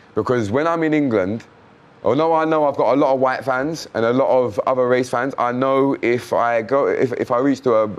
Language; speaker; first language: English; native; English